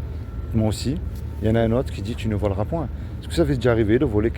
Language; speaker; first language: French; native; French